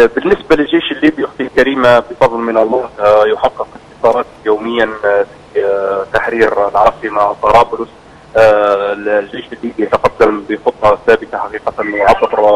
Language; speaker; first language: Arabic; native; Arabic